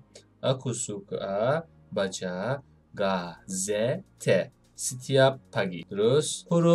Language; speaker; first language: Indonesian; non-native, learner; Turkish